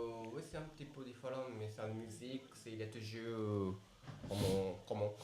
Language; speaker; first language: French; non-native, learner; Japanese